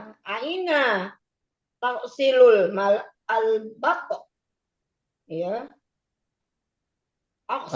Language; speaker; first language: Arabic; non-native, learner; Indonesian